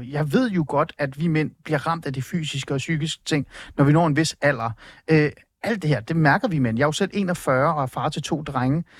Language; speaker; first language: Danish; native; Danish